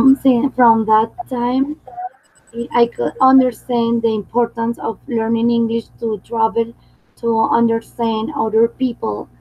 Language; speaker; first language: English; non-native, fluent; Spanish